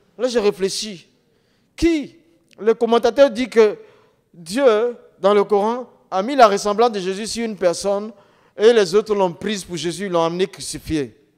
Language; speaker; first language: French; non-native, local second language; Dyula